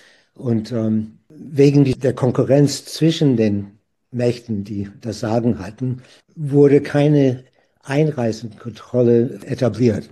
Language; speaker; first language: German; non-native, fluent; English